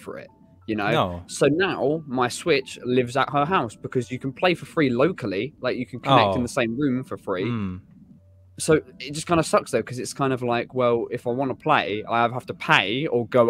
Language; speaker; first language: English; native; English